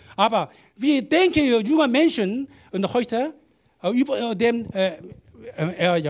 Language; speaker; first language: German; non-native, learner; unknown